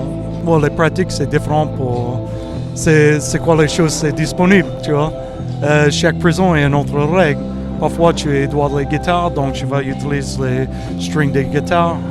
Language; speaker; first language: French; non-native, learner; English